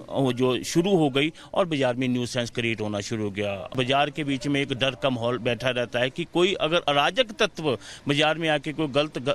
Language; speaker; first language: Hindi; native; Hindi